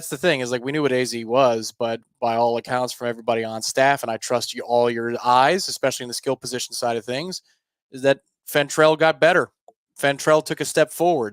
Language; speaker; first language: English; native; English